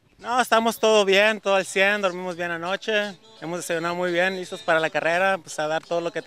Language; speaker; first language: Spanish; native; Spanish